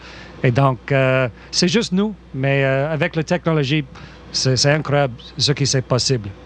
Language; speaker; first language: French; non-native, local second language; English